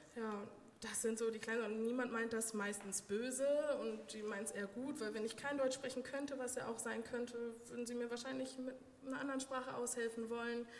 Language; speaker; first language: German; native; German